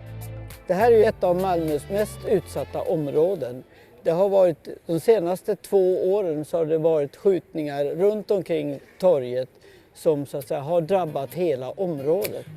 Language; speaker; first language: Swedish; native; Swedish